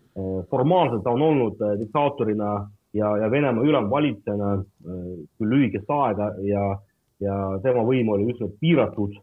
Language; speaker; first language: Estonian; non-native, local second language; Russian